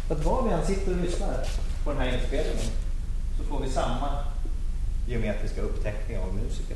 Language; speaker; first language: Swedish; native; Swedish